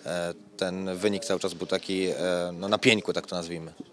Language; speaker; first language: Polish; native; Polish